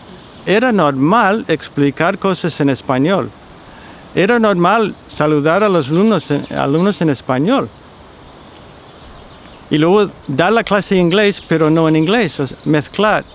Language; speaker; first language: Spanish; non-native, fluent; English